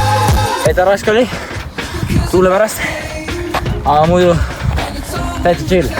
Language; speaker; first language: Estonian; native; Estonian